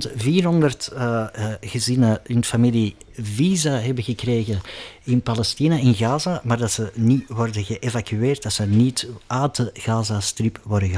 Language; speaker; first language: Dutch; native; Dutch